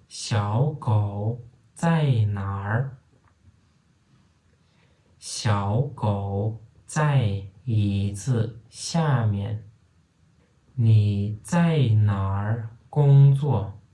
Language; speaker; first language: Chinese; non-native, fluent; Turkmen